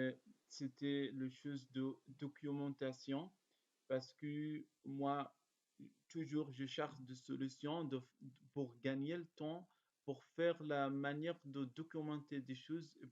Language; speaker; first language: French; non-native, learner; Arabic